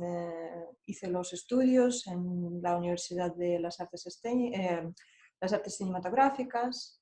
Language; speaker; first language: Spanish; non-native, fluent; Russian